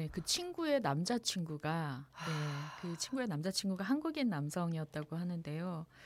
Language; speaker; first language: Korean; native; Korean